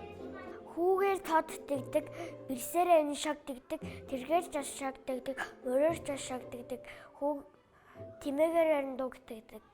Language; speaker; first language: Mongolian; native; Mongolian